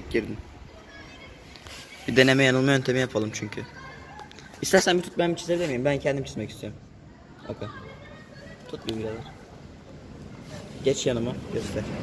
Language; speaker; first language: Turkish; native; Turkish